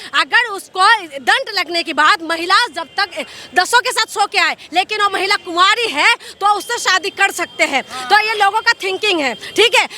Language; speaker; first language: Hindi; non-native, local second language; Assamese